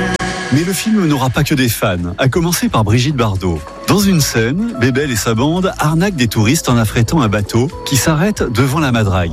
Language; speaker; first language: French; native; French